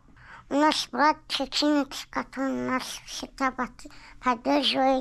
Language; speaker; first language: Russian; non-native, local second language; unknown